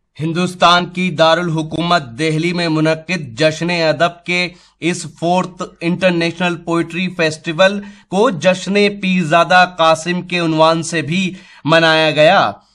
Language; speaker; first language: Hindi; native; Hindi